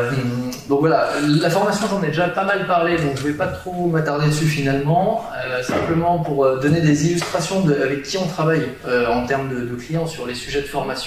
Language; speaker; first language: French; native; French